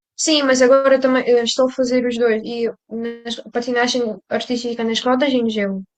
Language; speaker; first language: Portuguese; early bilingual, other home language; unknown